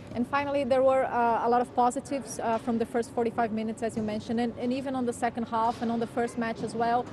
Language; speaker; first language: English; non-native, fluent; Portuguese